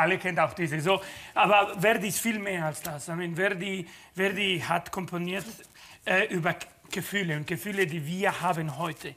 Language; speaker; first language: German; non-native, fluent; Spanish